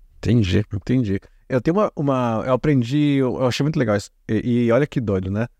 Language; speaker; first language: Portuguese; native; Portuguese